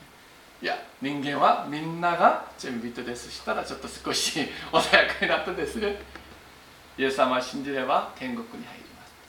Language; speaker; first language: Japanese; non-native, fluent; Korean